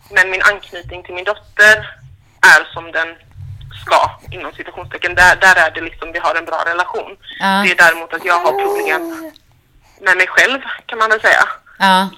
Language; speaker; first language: Swedish; native; Swedish